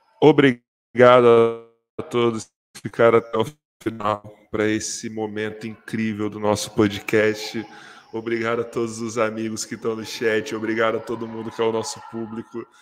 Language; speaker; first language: Portuguese; native; Portuguese